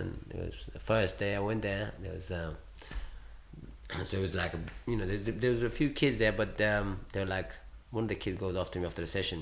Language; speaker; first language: English; early bilingual, other home language; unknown